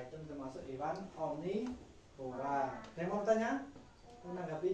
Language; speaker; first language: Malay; non-native, local second language; Javanese